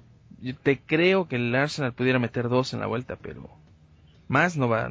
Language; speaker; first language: Spanish; native; Spanish